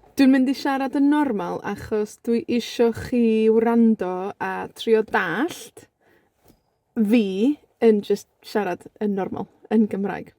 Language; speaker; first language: Welsh; native; Welsh